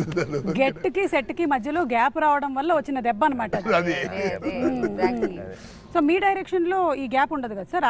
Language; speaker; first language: Telugu; native; Telugu